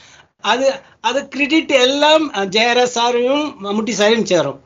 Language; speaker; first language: Malayalam; non-native, learner; Tamil